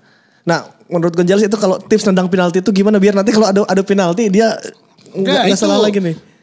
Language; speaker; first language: Indonesian; native; Indonesian